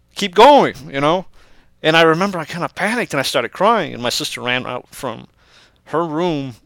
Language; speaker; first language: English; early bilingual, other home language; Spanish